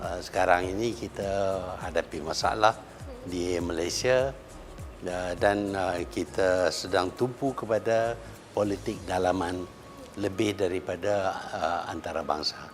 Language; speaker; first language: Malay; native; Malay